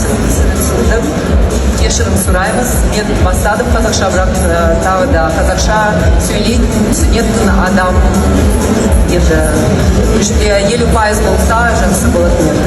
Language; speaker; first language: Kazakh; non-native, local second language; Russian